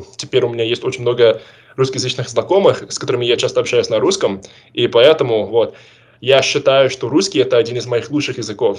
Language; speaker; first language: Russian; non-native, fluent; English